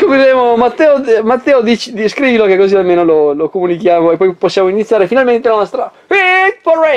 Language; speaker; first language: Italian; native; Italian